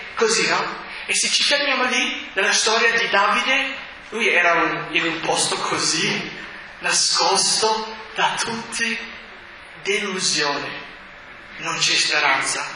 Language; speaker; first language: Italian; non-native, fluent; English